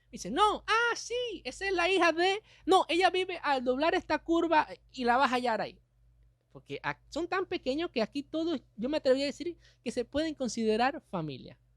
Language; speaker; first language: Spanish; native; Spanish